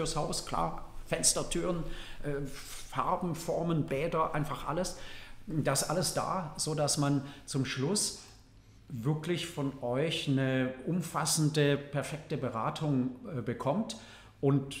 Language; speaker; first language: German; native; German